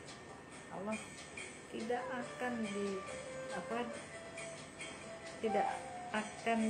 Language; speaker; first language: Indonesian; native; Indonesian